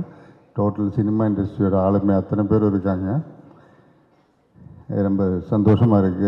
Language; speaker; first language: Tamil; native; Tamil